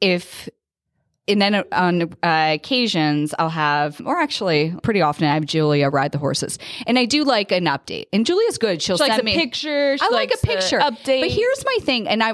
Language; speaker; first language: English; native; English